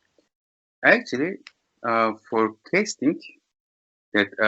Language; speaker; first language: English; non-native, learner; Turkish